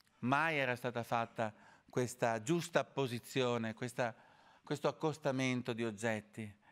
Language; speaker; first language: Italian; native; Italian